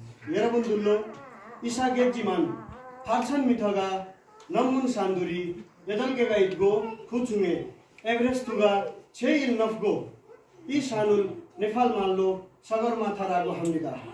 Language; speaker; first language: Korean; non-native, learner; Nepali